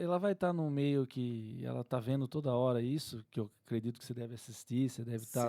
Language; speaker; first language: Portuguese; native; Portuguese